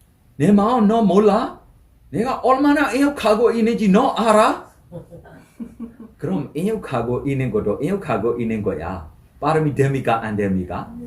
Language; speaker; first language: Korean; non-native, learner; Burmese